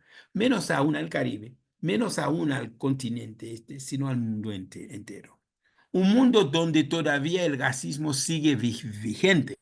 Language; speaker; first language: Spanish; non-native, fluent; Haitian Creole